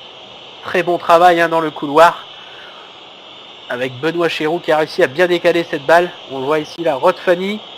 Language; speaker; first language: French; native; French